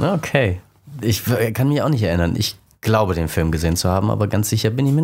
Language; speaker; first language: German; native; German